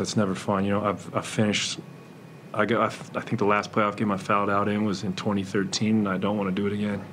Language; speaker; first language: English; native; English